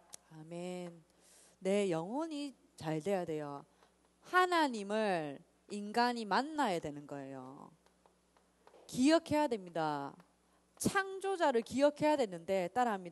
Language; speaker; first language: Korean; native; Korean